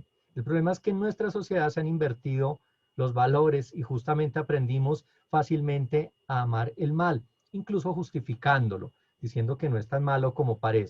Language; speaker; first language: Spanish; native; Spanish